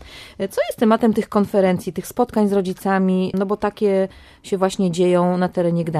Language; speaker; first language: Polish; native; Polish